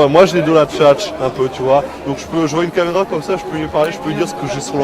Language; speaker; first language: French; native; French